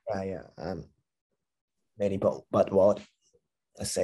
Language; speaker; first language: English; non-native, fluent; Japanese